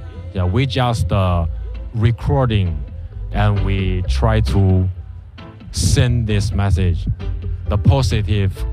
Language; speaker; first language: English; non-native, learner; Chinese